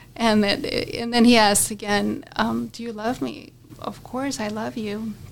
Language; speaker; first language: English; non-native, fluent; Spanish